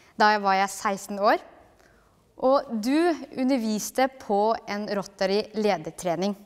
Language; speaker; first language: Norwegian; early bilingual, other home language; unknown